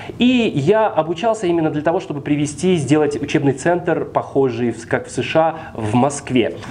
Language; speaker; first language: Russian; native; Russian